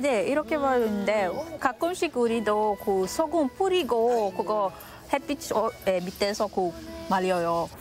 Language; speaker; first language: Korean; non-native, learner; Igbo